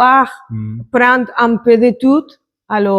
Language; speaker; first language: French; non-native, learner; Spanish